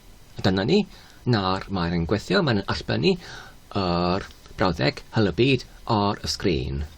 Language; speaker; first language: Welsh; non-native, fluent; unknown